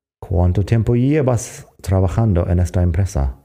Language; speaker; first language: Spanish; non-native, fluent; English